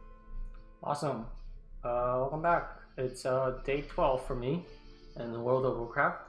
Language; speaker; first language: English; native; English